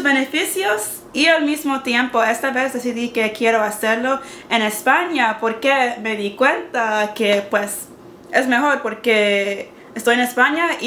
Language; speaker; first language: Spanish; non-native, learner; English